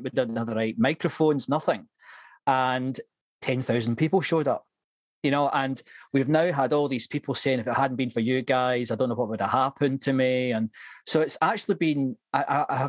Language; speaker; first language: English; native; English